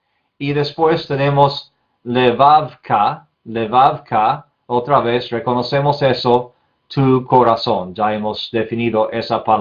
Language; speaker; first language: Spanish; non-native, fluent; English